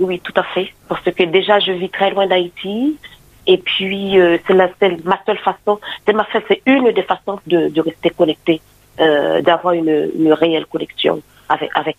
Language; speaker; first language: French; non-native, local second language; Haitian Creole